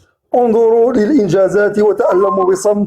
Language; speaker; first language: Arabic; native; Arabic